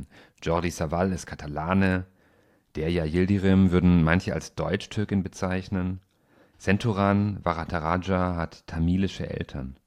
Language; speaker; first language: German; native; German